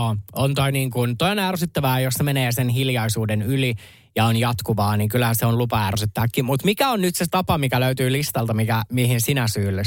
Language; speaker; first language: Finnish; native; Finnish